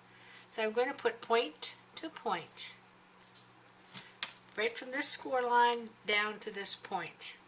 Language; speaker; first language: English; native; English